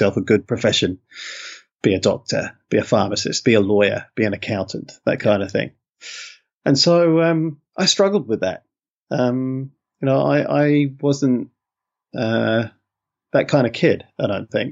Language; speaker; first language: English; native; English